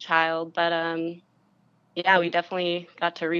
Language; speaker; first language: English; native; English